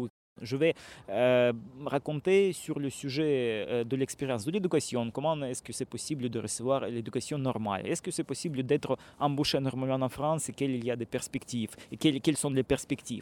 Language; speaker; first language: French; non-native, fluent; Russian